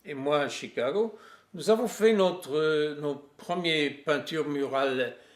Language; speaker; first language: French; non-native, fluent; English